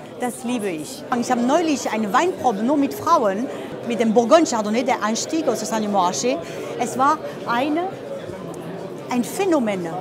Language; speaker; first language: German; non-native, fluent; French